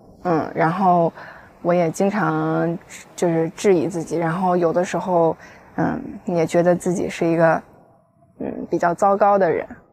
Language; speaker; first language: Chinese; native; Chinese